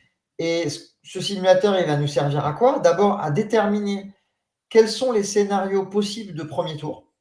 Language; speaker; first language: French; native; French